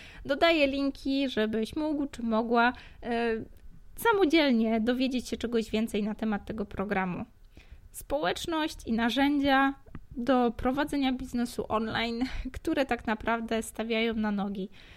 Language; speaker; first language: Polish; native; Polish